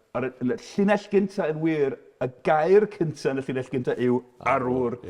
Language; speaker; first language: Welsh; non-native, fluent; English